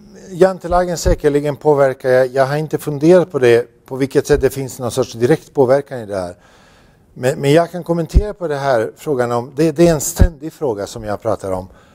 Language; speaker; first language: Swedish; non-native, fluent; Bosnian